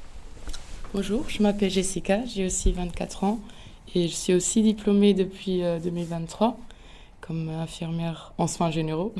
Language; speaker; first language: French; non-native, local second language; Luxembourgish